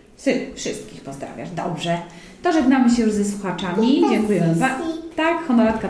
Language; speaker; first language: Polish; native; Polish